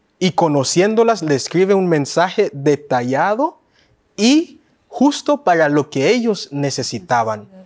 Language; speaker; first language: Spanish; early bilingual, heritage; Spanish